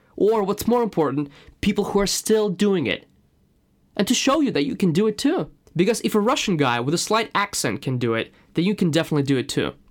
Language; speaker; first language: English; non-native, fluent; Russian